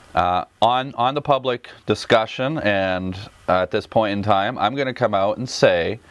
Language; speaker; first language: English; native; English